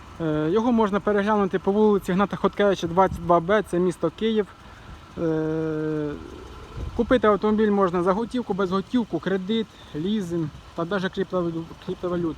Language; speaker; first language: Ukrainian; native; Ukrainian